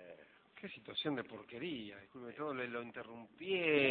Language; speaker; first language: Spanish; native; Spanish